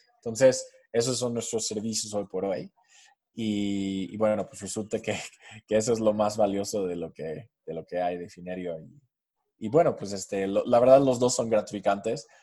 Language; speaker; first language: Spanish; non-native, fluent; English